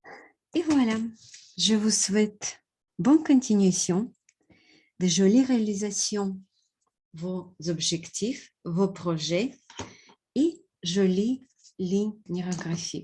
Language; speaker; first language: French; non-native, fluent; Russian